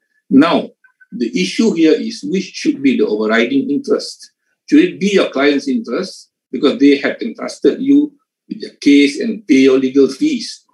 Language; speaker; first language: English; non-native, local second language; Malay